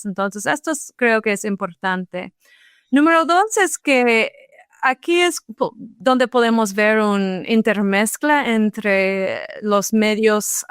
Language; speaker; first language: Spanish; non-native, fluent; English